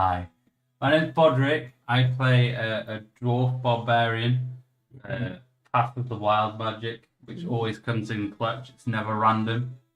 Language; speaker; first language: English; native; English